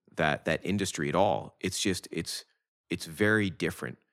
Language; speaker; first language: English; native; English